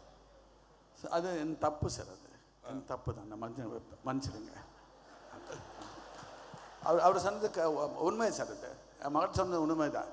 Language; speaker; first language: Tamil; non-native, learner; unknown